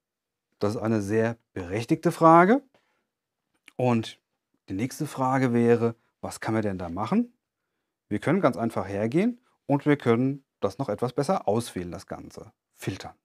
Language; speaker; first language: German; native; German